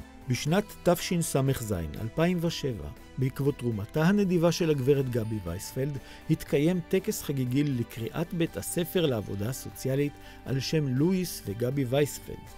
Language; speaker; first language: Hebrew; native; Hebrew